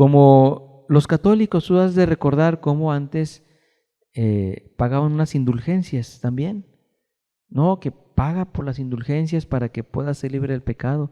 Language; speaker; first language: Spanish; native; Spanish